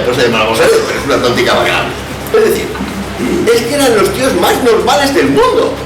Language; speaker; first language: Spanish; native; Spanish